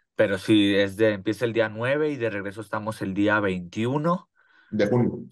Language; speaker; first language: Spanish; native; Spanish